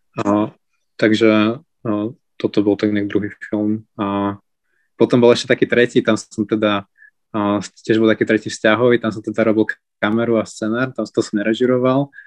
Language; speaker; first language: Slovak; native; Slovak